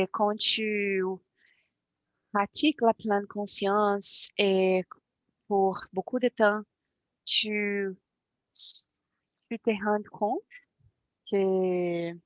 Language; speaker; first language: French; non-native, learner; Portuguese